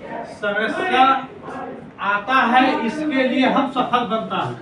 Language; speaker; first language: Hindi; non-native, learner; Nepali